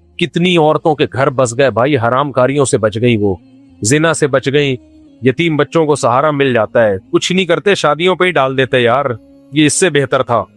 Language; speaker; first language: Urdu; native; Urdu